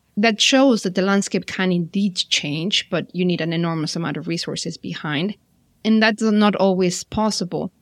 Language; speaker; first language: English; non-native, fluent; Spanish